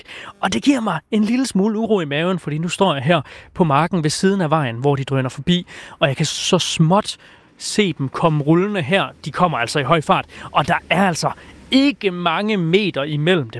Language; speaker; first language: Danish; native; Danish